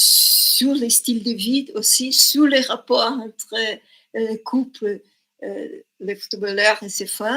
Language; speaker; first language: French; non-native, fluent; Portuguese